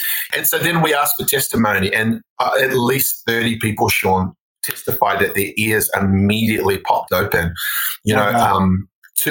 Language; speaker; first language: English; native; English